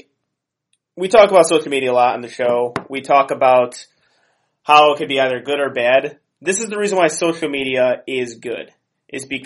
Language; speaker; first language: English; native; English